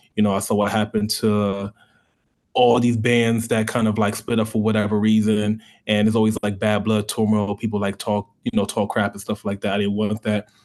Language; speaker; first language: English; native; English